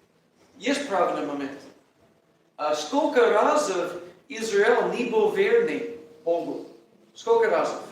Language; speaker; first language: Russian; non-native, learner; English